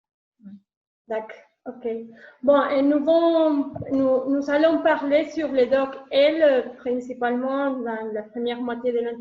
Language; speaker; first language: French; non-native, learner; Spanish